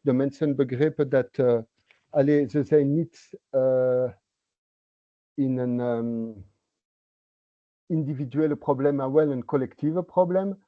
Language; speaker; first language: Dutch; non-native, local second language; French